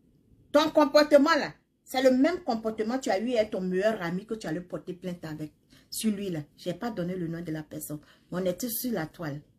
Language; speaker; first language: French; non-native, local second language; Baoulé